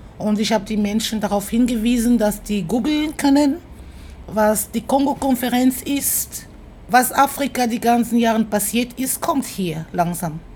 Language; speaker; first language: German; non-native, fluent; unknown